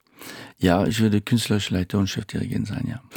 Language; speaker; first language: German; non-native, fluent; French